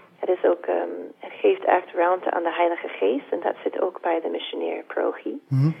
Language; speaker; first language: Dutch; non-native, fluent; English